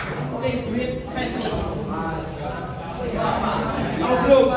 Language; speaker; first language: English; non-native, learner; Indonesian